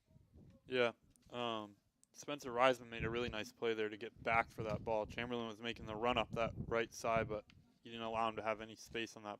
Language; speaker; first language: English; native; English